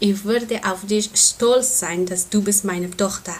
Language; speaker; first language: German; non-native, learner; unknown